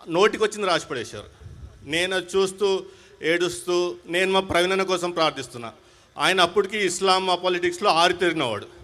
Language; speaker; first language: Telugu; non-native, local second language; Hindi